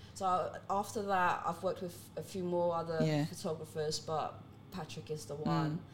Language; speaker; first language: English; early bilingual, other home language; Cantonese